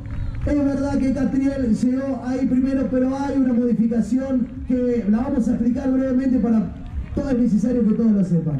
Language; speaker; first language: Spanish; native; Spanish